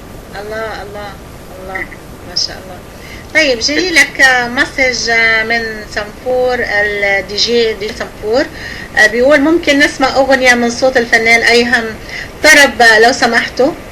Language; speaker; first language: Arabic; native; Arabic